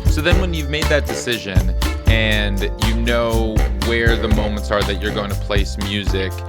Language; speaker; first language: English; native; English